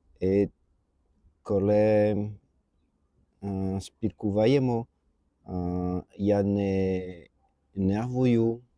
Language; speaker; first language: Ukrainian; non-native, learner; French